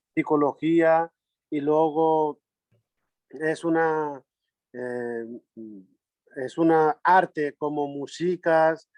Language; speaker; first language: Spanish; non-native, learner; Nepali